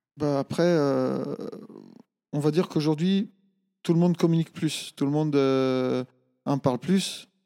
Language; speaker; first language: French; non-native, fluent; Italian